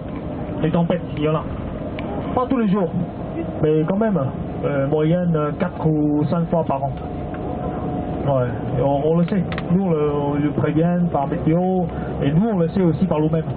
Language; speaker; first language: French; non-native, fluent; Cantonese